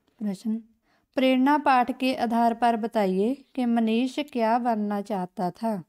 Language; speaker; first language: Hindi; non-native, local second language; Punjabi